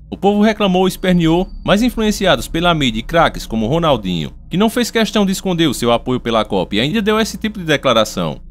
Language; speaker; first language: Portuguese; native; Portuguese